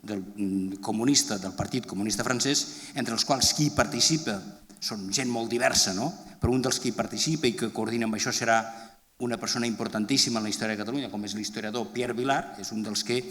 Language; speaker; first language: Catalan; native; Catalan